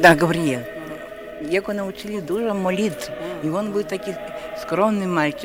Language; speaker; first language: Polish; non-native, local second language; Belarusian